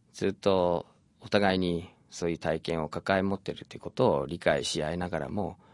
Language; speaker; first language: Japanese; non-native, fluent; English